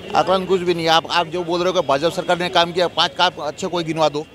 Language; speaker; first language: Hindi; non-native, local second language; Gujarati